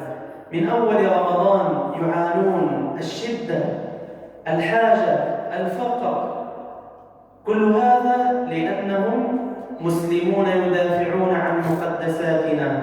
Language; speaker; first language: Arabic; native; Arabic